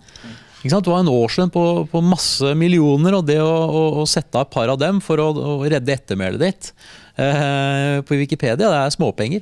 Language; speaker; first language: Norwegian; native; Norwegian